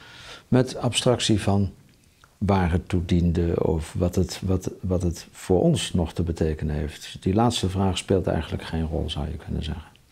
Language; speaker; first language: Dutch; native; Dutch